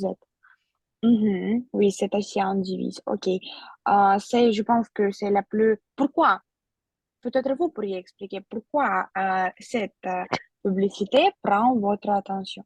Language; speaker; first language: French; non-native, fluent; Russian